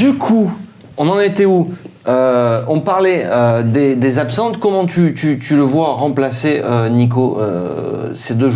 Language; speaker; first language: French; native; French